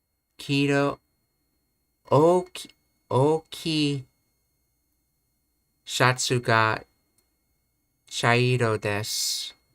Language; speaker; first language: Japanese; non-native, learner; English